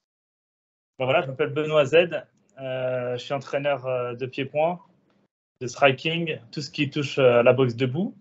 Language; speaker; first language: French; native; French